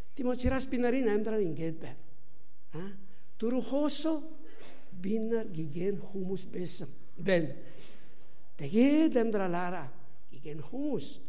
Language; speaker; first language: Mongolian; non-native, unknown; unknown